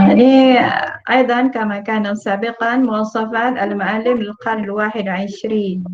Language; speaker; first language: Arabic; non-native, fluent; Malay